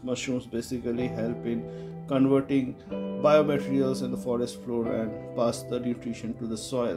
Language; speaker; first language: English; non-native, local second language; Hindi